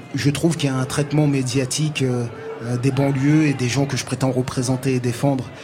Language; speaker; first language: French; native; French